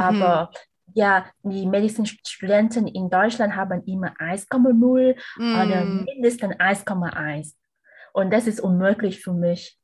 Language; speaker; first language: German; non-native, learner; Vietnamese